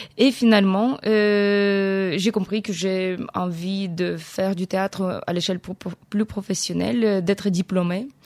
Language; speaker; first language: French; non-native, fluent; Ukrainian